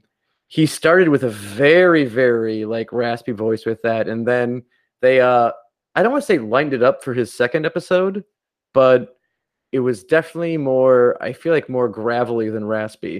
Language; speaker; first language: English; native; English